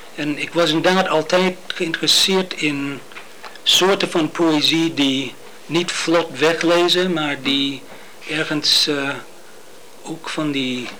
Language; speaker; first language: Dutch; non-native, fluent; English